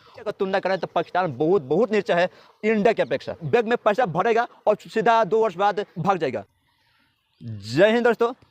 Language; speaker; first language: Hindi; native; Hindi